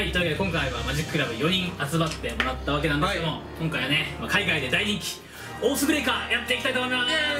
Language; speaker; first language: Japanese; native; Japanese